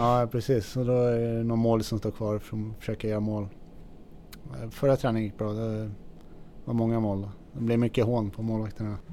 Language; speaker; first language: Swedish; native; Swedish